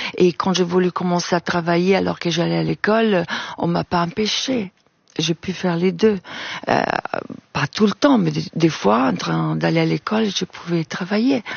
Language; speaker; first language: French; non-native, fluent; Italian